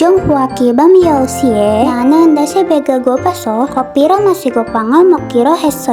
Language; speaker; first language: Korean; non-native, learner; Indonesian